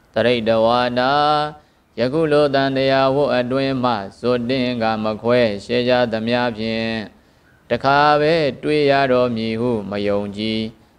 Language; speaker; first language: Burmese; native; Burmese